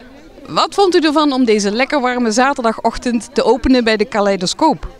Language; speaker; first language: Dutch; native; Dutch